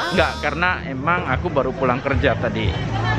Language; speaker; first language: Indonesian; native; Indonesian